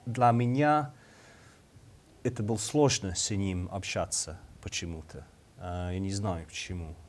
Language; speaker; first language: Russian; non-native, fluent; English